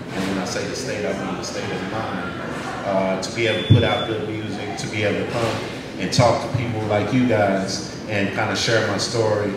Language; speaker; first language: English; native; English